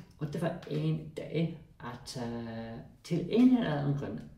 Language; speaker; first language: Danish; non-native, learner; English